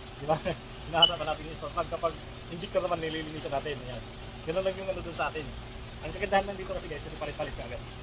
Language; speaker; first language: Filipino; non-native, local second language; Cebuano